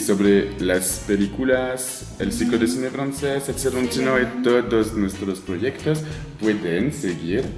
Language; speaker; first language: Spanish; non-native, learner; French